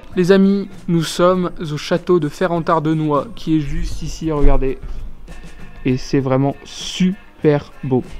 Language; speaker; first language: French; native; French